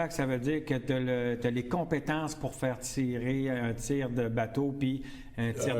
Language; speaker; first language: French; native; French